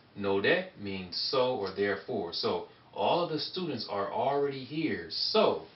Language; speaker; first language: English; native; English